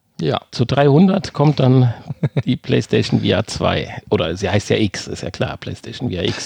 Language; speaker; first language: German; native; German